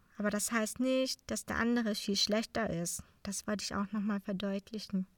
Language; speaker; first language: German; non-native, fluent; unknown